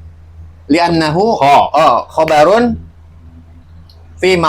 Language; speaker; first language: Arabic; non-native, learner; Indonesian